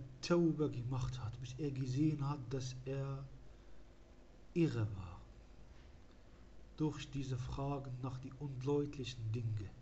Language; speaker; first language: German; non-native, fluent; Arabic